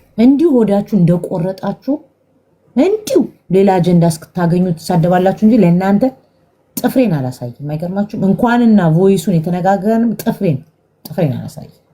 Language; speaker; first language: Amharic; native; Amharic